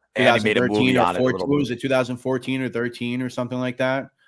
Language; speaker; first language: English; native; English